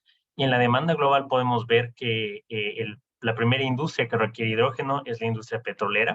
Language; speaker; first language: Spanish; native; Spanish